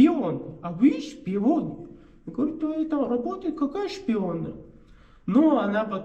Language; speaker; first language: Russian; non-native, learner; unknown